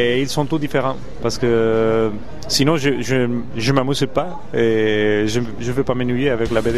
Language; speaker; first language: French; non-native, fluent; Spanish